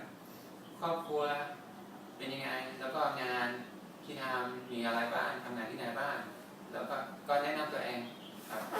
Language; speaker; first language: Thai; non-native, fluent; English